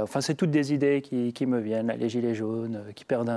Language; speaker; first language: French; native; French